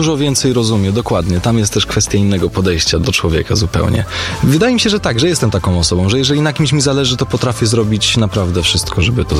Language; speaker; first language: Polish; native; Polish